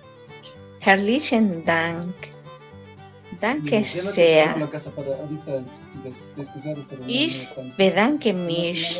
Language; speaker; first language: German; non-native, learner; Spanish